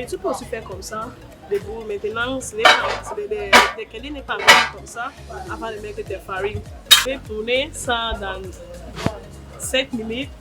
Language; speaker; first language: French; non-native, local second language; English